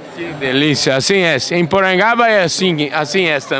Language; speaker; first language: Spanish; non-native, learner; Portuguese